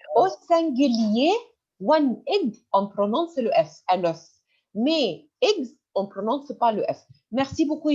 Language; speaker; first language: French; non-native, fluent; Arabic